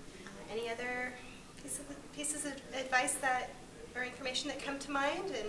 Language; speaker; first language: English; native; English